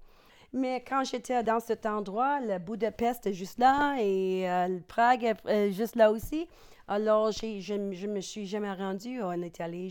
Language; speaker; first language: French; non-native, local second language; English